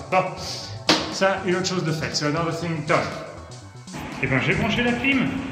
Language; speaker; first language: French; native; French